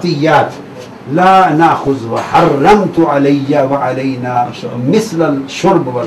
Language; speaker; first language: Arabic; non-native, learner; Urdu